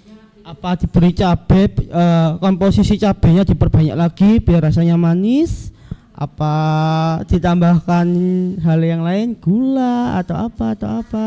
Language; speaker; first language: Indonesian; native; Indonesian